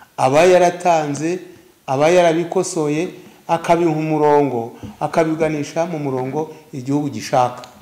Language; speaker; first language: Kinyarwanda; native; Kinyarwanda